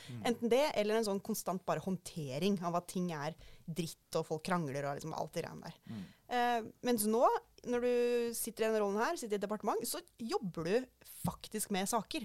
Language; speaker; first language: Norwegian; native; Norwegian